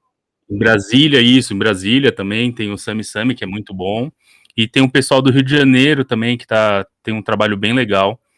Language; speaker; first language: Portuguese; early bilingual, other home language; Korean